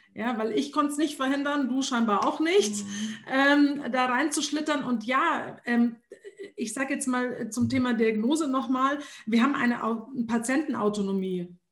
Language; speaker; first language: German; early bilingual, other home language; Arabic